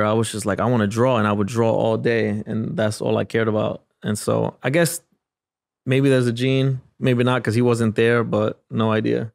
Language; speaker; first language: English; native; English